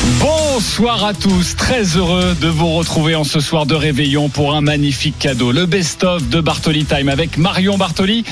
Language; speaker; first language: French; native; French